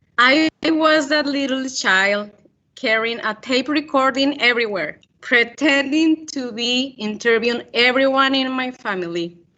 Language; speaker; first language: English; non-native, fluent; Spanish